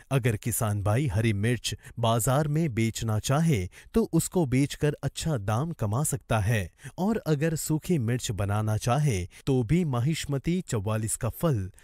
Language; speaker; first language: Hindi; native; Hindi